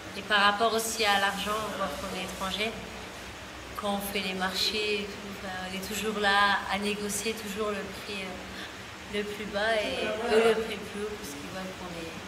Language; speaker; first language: French; native; French